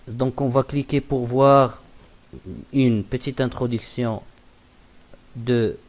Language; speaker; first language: French; non-native, local second language; Arabic